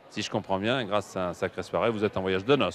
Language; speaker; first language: French; native; French